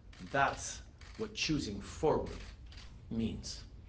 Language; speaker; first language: English; early bilingual, other home language; French